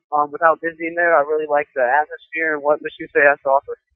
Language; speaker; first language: English; native; English